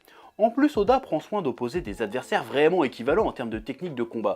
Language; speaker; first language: French; native; French